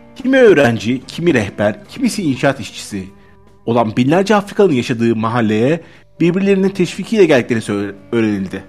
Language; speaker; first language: Turkish; native; Turkish